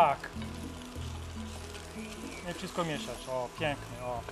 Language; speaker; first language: Polish; non-native, learner; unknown